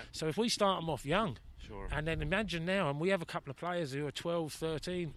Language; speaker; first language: English; native; English